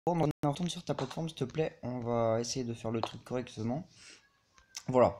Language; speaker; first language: French; native; French